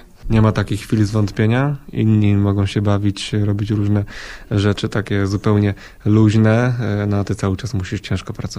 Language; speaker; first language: Polish; native; Polish